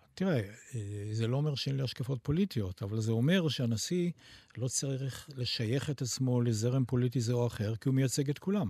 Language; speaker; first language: Hebrew; native; Hebrew